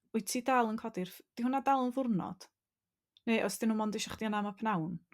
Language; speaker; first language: Welsh; native; Welsh